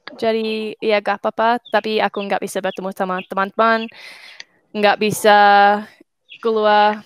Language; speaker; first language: Indonesian; non-native, fluent; English